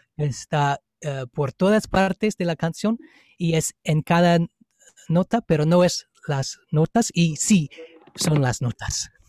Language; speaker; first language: Spanish; non-native, fluent; English